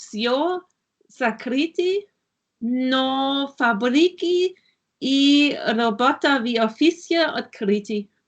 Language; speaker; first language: Russian; non-native, learner; German